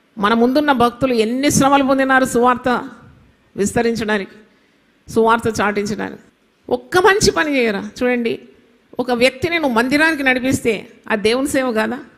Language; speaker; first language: Telugu; non-native, local second language; Malayalam